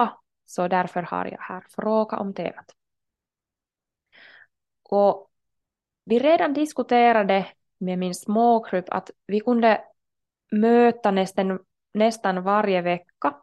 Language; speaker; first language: Swedish; non-native, local second language; Finnish